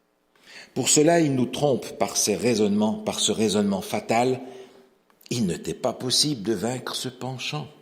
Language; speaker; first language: French; native; French